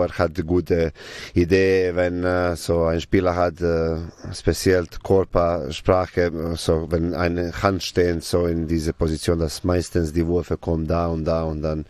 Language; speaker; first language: German; non-native, fluent; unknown